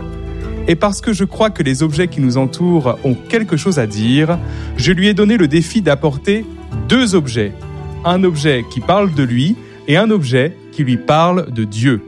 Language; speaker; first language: French; native; French